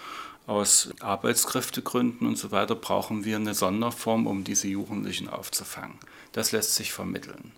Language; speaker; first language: German; native; German